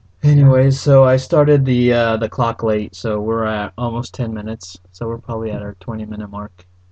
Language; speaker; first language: English; early bilingual, other home language; Spanish